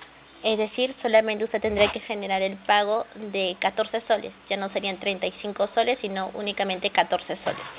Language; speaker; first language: Spanish; native; Spanish